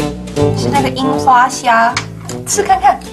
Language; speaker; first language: Chinese; native; Chinese